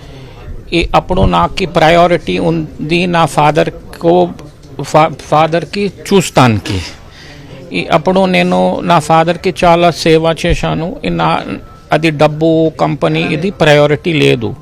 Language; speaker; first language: Telugu; early bilingual, heritage; Telugu